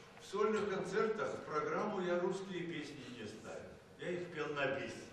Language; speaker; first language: Russian; native; Russian